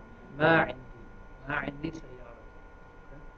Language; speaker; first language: Arabic; non-native, fluent; English